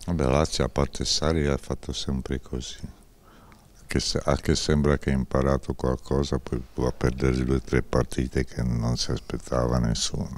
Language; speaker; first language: Italian; non-native, fluent; Czech